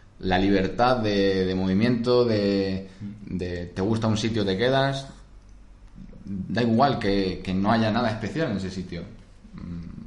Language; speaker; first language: Spanish; native; Spanish